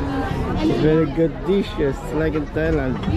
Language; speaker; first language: English; non-native, local second language; Filipino